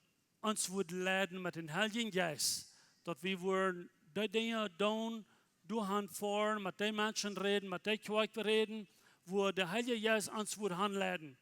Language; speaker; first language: German; non-native, learner; Plautdietsch